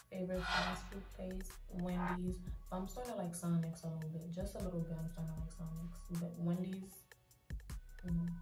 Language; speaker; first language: English; native; English